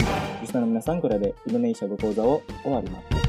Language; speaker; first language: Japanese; non-native, fluent; Indonesian